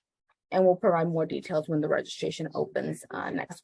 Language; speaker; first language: English; native; English